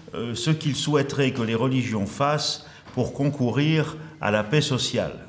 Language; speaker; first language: French; native; French